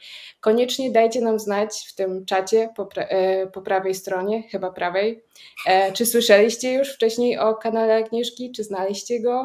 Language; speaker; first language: Polish; native; Polish